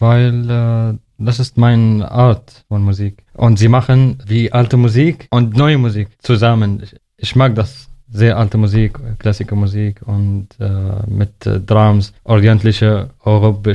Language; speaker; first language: German; non-native, learner; Arabic